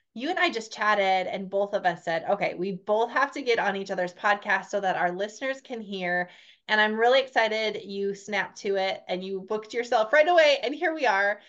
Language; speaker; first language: English; native; English